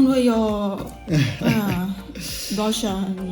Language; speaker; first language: Italian; non-native, learner; Thai